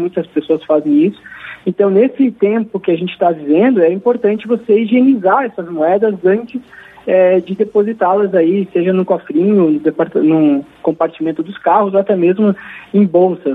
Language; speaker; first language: Portuguese; native; Portuguese